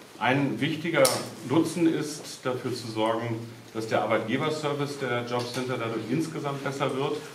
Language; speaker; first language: German; native; German